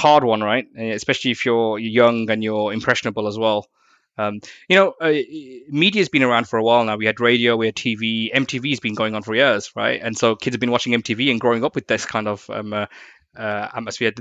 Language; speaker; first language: English; native; English